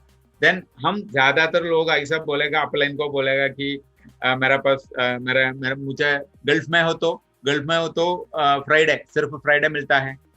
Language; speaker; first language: Hindi; non-native, local second language; Malayalam